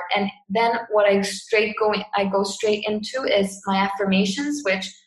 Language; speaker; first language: English; non-native, fluent; Greek